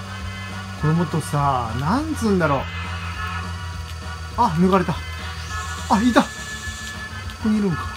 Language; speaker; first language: Japanese; native; Japanese